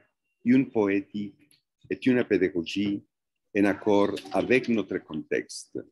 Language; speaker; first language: French; non-native, fluent; Spanish